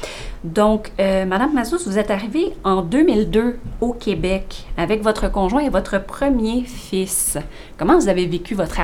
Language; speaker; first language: French; native; French